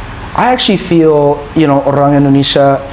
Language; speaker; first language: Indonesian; non-native, learner; English